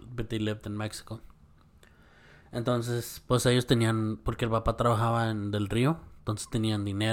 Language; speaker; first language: Spanish; early bilingual, heritage; Spanish